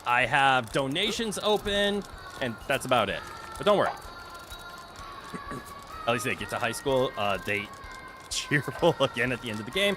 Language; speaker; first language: English; native; English